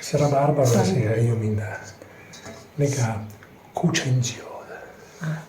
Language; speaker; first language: Chinese; non-native, fluent; Italian